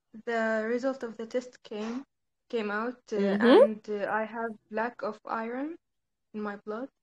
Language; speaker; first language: English; non-native, fluent; Arabic